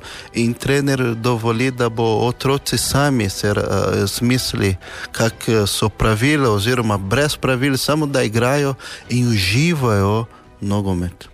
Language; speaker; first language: Slovenian; non-native, fluent; Portuguese